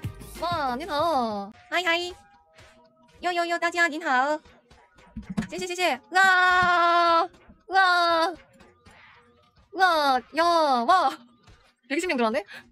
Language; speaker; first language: Chinese; non-native, learner; Korean